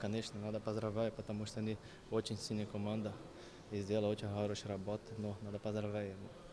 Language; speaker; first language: Russian; non-native, learner; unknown